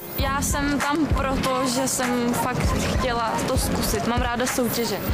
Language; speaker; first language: Czech; early bilingual, other home language; Russian